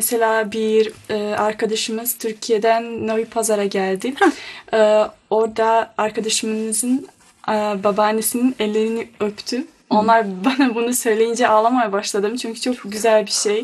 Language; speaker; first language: Turkish; non-native, learner; Bosnian